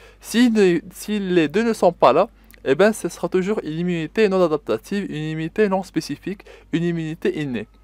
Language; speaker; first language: French; non-native, local second language; Arabic